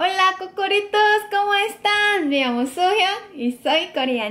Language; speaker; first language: Spanish; non-native, fluent; Korean